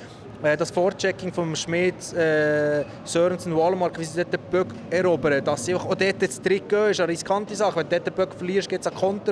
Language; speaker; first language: German; native; German